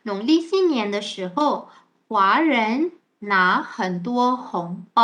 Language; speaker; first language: Chinese; non-native, fluent; Malay